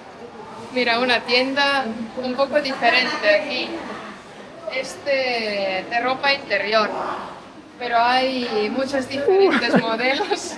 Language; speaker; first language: Spanish; non-native, fluent; Portuguese